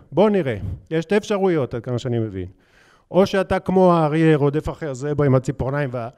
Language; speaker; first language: Hebrew; native; Hebrew